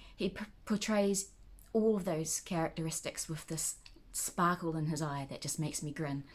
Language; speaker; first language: English; native; English